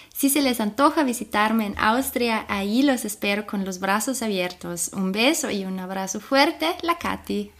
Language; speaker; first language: Spanish; non-native, fluent; German